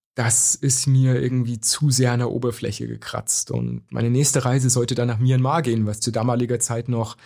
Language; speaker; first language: German; native; German